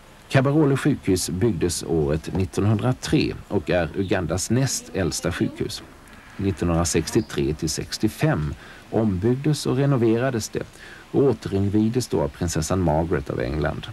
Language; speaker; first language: Swedish; native; Swedish